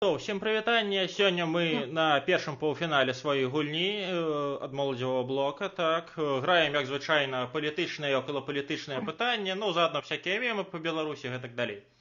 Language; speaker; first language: Belarusian; non-native, local second language; Russian